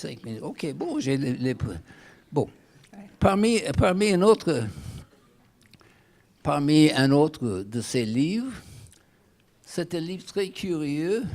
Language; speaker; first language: French; non-native, fluent; English